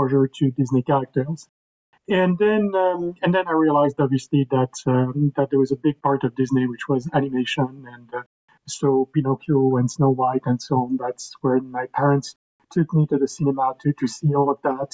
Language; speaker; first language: English; non-native, fluent; French